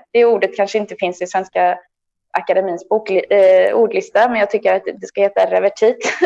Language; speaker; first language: Swedish; native; Swedish